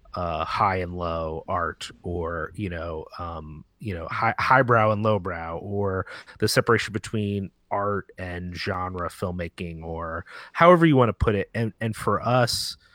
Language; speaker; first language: English; early bilingual, other home language; Spanish